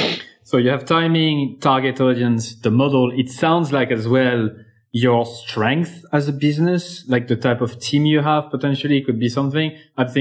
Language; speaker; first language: English; non-native, fluent; French